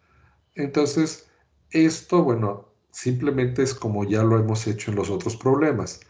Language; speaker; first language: Spanish; native; Spanish